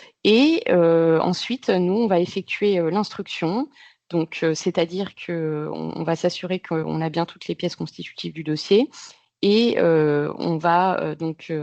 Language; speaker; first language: French; native; French